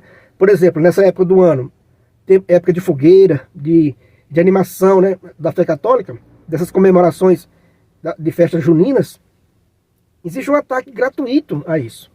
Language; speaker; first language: Portuguese; native; Portuguese